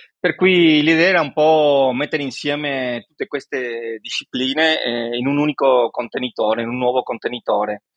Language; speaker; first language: Italian; non-native, fluent; Spanish